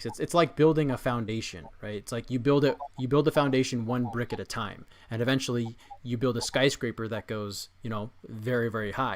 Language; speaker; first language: English; native; English